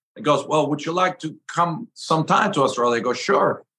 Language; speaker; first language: English; early bilingual, other home language; Spanish